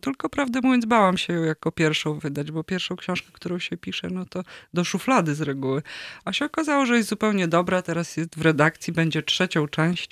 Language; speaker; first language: Polish; native; Polish